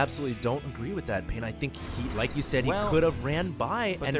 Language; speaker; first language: English; native; English